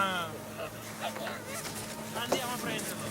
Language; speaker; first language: Italian; native; Italian